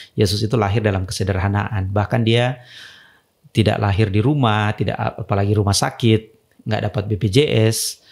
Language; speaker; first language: Indonesian; native; Indonesian